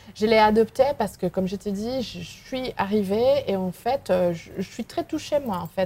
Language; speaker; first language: French; non-native, fluent; Spanish